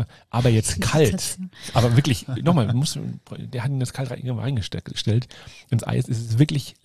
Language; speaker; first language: German; native; German